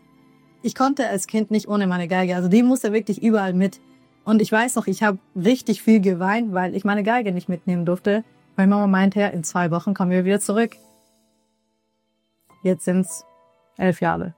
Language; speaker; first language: German; early bilingual, other home language; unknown